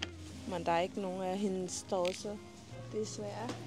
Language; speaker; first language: Danish; non-native, learner; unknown